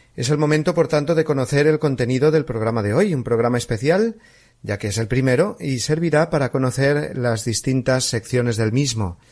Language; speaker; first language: Spanish; native; Spanish